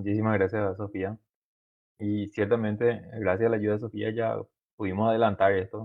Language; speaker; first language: Spanish; native; Spanish